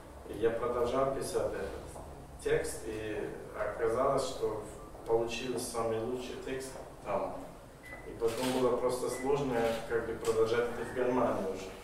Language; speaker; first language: Russian; non-native, fluent; German